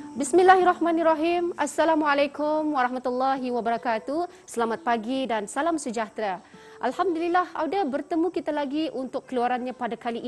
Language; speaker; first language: Malay; native; Malay